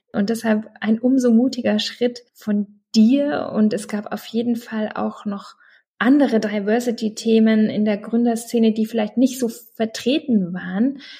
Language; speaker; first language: German; native; German